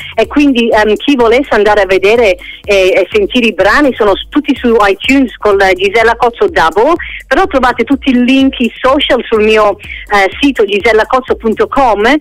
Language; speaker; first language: Italian; early bilingual, heritage; English